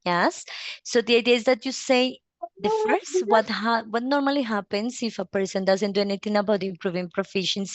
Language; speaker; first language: English; non-native, fluent; Spanish